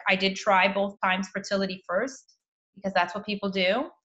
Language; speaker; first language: English; native; English